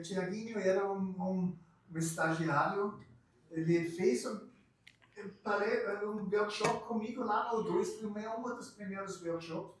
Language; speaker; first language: Portuguese; non-native, fluent; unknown